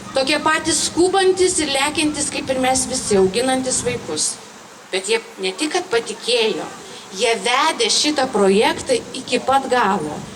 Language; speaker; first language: Lithuanian; native; Lithuanian